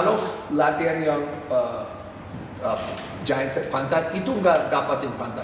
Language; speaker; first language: Indonesian; non-native, fluent; English